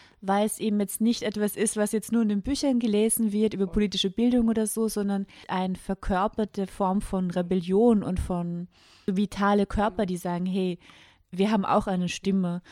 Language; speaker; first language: German; native; German